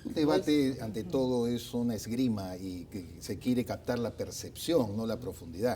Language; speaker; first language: Spanish; native; Spanish